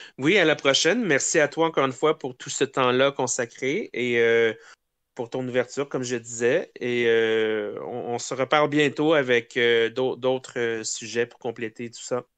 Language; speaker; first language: French; native; French